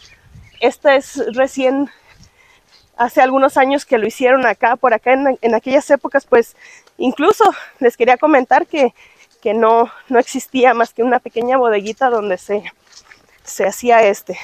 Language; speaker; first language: Spanish; native; Spanish